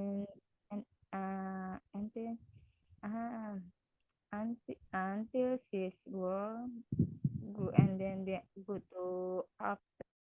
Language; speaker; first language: English; non-native, learner; Indonesian